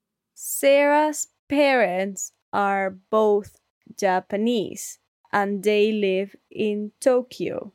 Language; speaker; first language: English; non-native, learner; Spanish